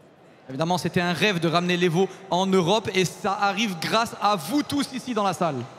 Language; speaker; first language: French; native; French